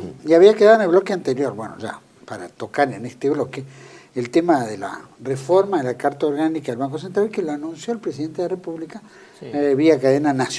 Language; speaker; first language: Spanish; native; Spanish